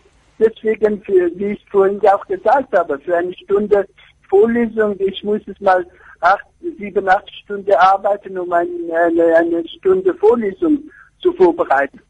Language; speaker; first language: German; non-native, fluent; Persian